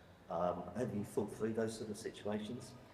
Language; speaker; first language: English; native; English